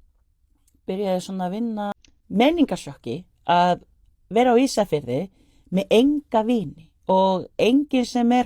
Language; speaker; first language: Icelandic; non-native, fluent; Spanish